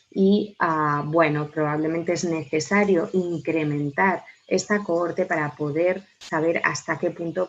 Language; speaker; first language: Spanish; native; Spanish